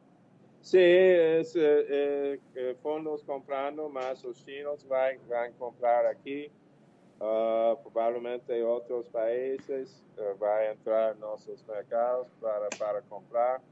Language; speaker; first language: Portuguese; non-native, fluent; English